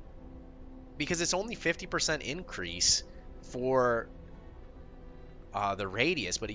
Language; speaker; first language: English; native; English